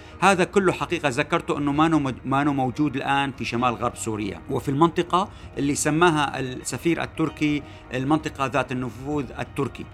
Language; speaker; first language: Arabic; native; Arabic